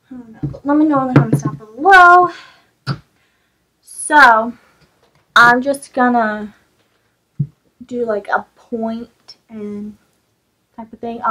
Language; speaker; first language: English; native; English